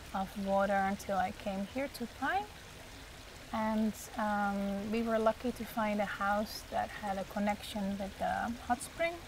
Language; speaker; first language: English; non-native, fluent; Dutch